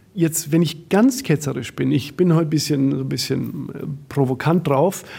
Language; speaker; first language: German; native; German